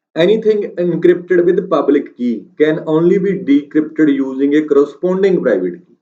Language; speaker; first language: English; non-native, local second language; Punjabi